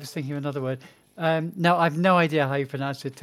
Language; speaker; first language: English; native; English